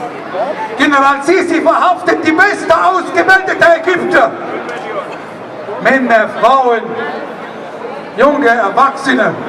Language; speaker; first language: German; non-native, learner; Arabic